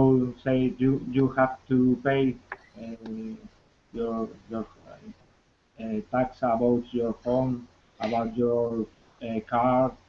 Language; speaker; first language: English; non-native, learner; Spanish